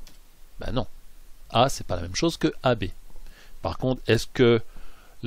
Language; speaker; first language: French; native; French